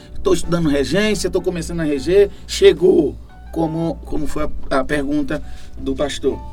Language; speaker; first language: Portuguese; native; Portuguese